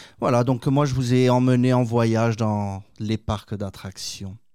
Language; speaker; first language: French; native; French